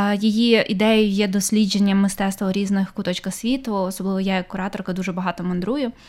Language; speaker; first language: Ukrainian; native; Ukrainian